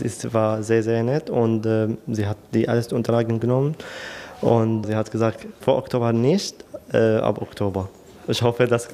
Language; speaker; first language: German; non-native, learner; Arabic